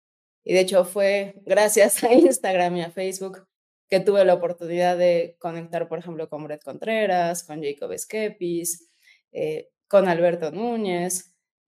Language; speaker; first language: Spanish; native; Spanish